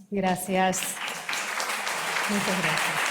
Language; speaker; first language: Spanish; native; Spanish